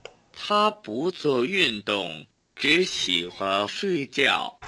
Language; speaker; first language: Chinese; non-native, learner; Mongolian